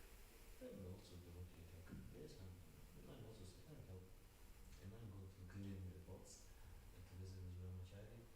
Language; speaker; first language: English; non-native, learner; Russian